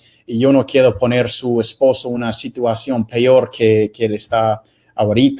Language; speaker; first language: Spanish; non-native, fluent; English